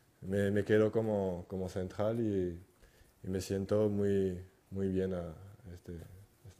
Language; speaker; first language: Spanish; non-native, fluent; French